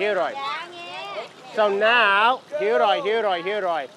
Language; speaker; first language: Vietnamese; non-native, learner; English